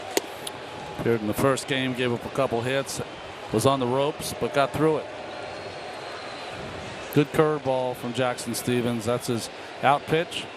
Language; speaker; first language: English; native; English